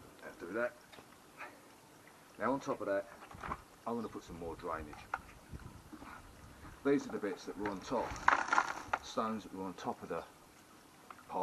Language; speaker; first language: English; native; English